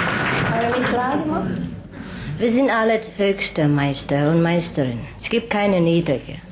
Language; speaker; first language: German; non-native, fluent; Vietnamese